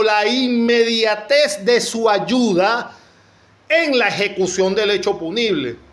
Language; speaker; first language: Spanish; native; Spanish